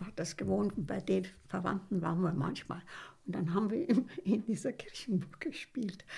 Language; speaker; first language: German; early bilingual, heritage; Romanian